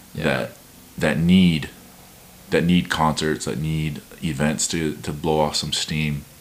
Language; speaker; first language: English; native; English